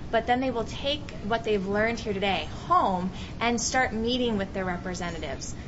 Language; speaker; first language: English; native; English